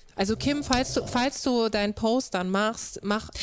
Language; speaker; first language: German; native; German